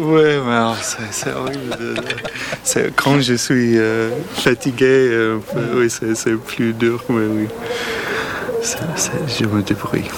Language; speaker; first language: French; non-native, learner; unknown